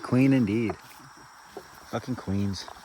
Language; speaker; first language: English; native; English